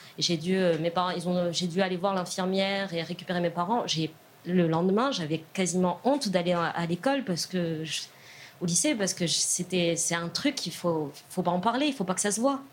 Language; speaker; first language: French; non-native, local second language; Arabic